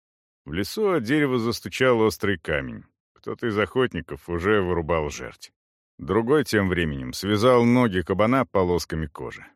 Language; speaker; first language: Russian; native; Russian